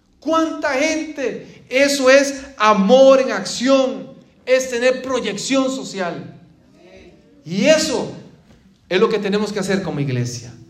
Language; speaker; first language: Spanish; native; Spanish